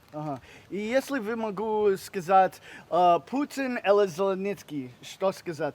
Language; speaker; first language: Russian; non-native, learner; English